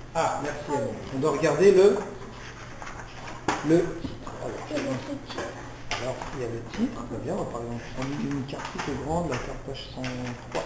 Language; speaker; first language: French; native; French